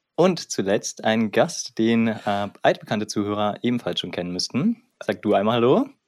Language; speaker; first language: German; native; German